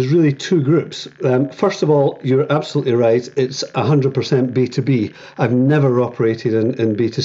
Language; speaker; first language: English; native; English